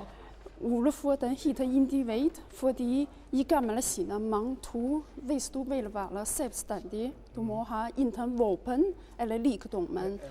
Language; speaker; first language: Norwegian; non-native, learner; Chinese